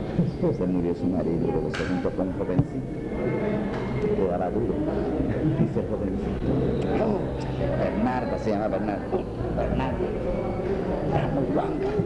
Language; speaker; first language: Spanish; native; Spanish